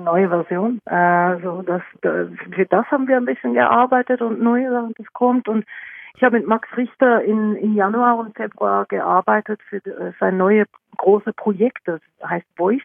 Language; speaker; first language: German; non-native, fluent; Norwegian